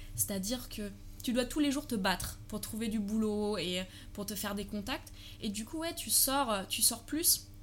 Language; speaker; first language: French; early bilingual, heritage; German